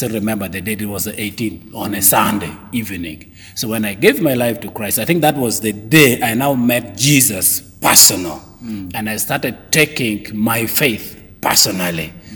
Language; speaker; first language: English; non-native, local second language; Acoli